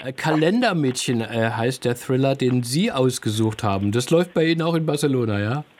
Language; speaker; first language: German; native; German